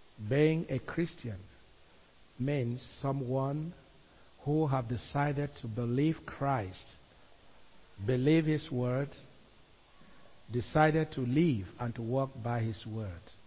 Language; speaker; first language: English; non-native, local second language; Igbo